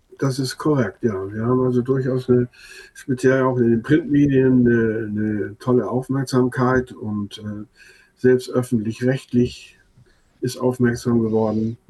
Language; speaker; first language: German; non-native, local second language; Low German